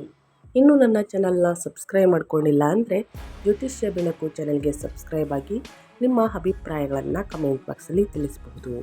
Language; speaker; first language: Kannada; native; Kannada